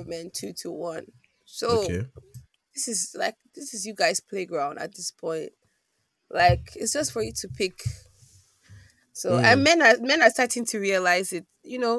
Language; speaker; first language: English; non-native, local second language; Igbo